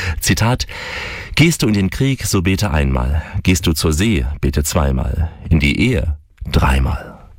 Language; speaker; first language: German; native; German